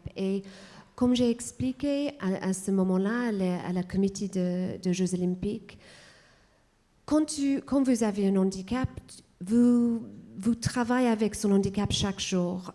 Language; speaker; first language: French; non-native, fluent; English